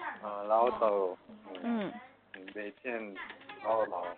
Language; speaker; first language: Chinese; non-native, learner; Korean